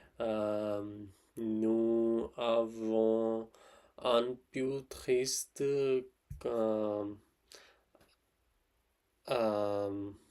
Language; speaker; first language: French; non-native, learner; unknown